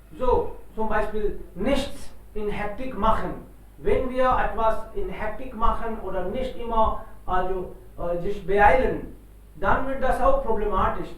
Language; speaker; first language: German; non-native, fluent; Hindi